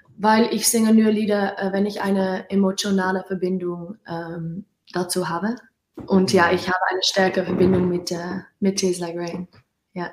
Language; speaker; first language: German; non-native, learner; Dutch